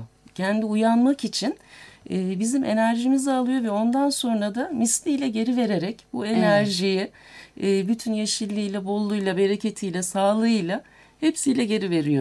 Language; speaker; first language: Turkish; native; Turkish